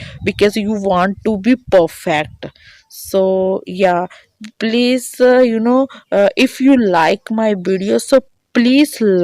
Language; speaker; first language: English; non-native, learner; Hindi